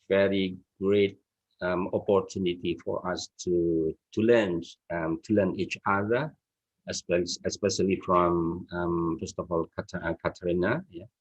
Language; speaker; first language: English; non-native, fluent; Indonesian